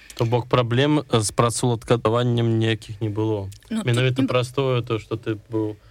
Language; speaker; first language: Belarusian; non-native, local second language; Russian